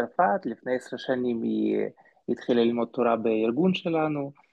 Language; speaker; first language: Hebrew; non-native, fluent; Russian